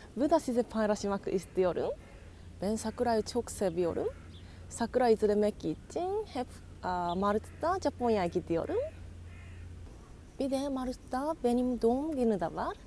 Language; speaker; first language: Turkish; non-native, learner; Japanese